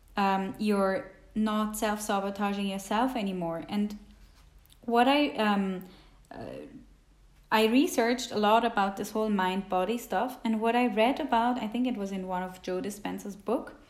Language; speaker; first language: English; non-native, fluent; Italian